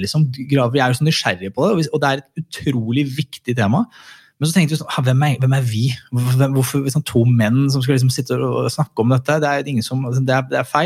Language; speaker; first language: Norwegian; native; Norwegian